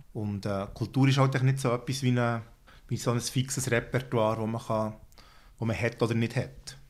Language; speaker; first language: German; native; German